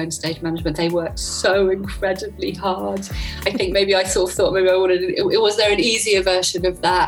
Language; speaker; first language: English; native; English